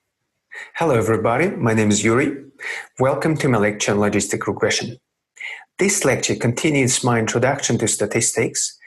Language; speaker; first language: English; non-native, fluent; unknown